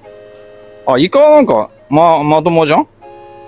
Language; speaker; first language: Japanese; native; Japanese